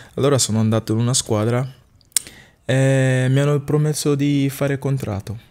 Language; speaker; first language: Italian; non-native, fluent; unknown